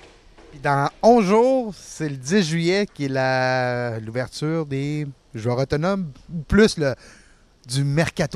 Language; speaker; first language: French; native; French